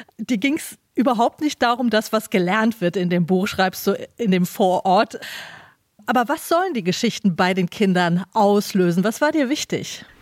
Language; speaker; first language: German; native; German